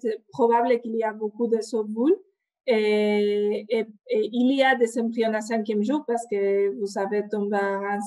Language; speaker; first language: French; non-native, fluent; Spanish